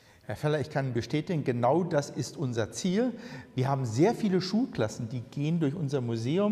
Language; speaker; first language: German; native; German